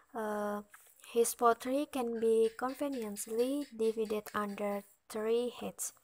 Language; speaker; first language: English; non-native, learner; Indonesian